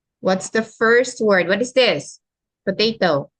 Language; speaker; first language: English; non-native, local second language; Filipino